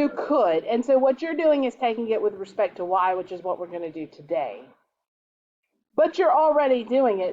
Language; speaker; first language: English; native; English